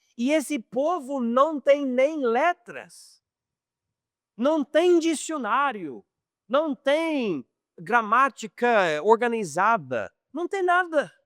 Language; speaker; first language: Portuguese; non-native, fluent; English